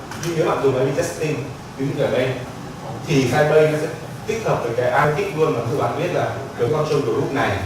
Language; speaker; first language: Vietnamese; native; Vietnamese